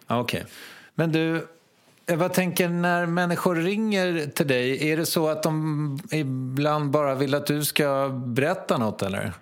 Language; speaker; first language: Swedish; native; Swedish